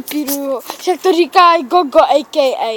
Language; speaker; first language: Czech; native; Czech